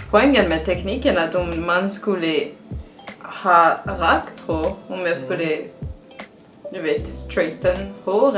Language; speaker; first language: Swedish; non-native, fluent; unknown